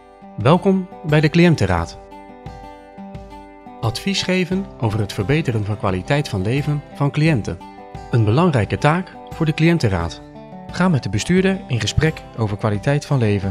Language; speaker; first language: Dutch; native; Dutch